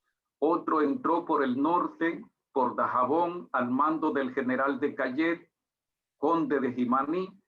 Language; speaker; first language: Spanish; native; Spanish